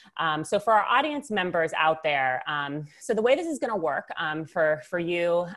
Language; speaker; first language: English; native; English